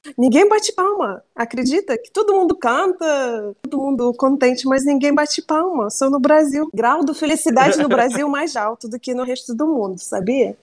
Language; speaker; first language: Portuguese; non-native, fluent; Russian